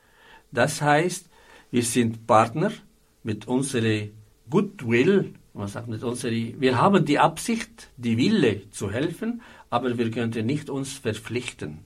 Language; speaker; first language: German; non-native, fluent; Arabic